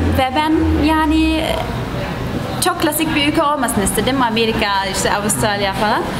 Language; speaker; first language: Turkish; non-native, fluent; German